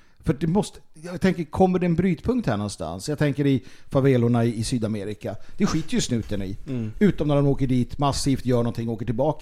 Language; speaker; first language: Swedish; native; Swedish